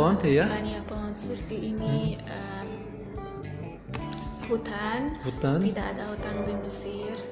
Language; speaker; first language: Indonesian; non-native, learner; Arabic